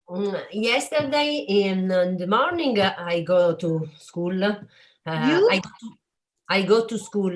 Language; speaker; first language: English; non-native, learner; Italian